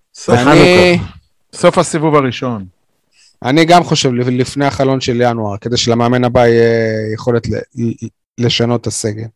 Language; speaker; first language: Hebrew; native; Hebrew